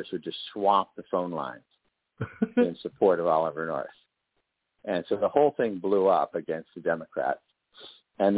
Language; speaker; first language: English; native; English